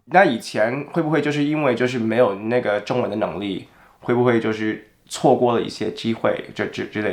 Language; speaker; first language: Chinese; non-native, fluent; English